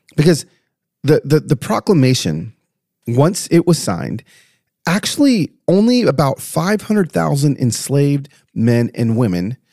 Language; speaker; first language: English; native; English